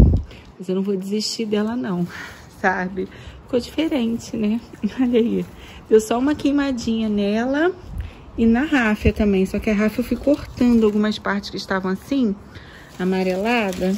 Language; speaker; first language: Portuguese; native; Portuguese